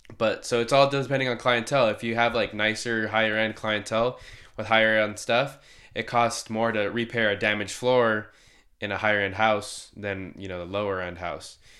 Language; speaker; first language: English; native; English